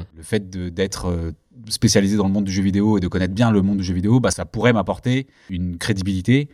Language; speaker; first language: French; early bilingual, other home language; Turkish